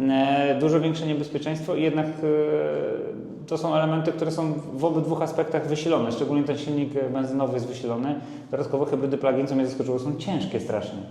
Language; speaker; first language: Polish; native; Polish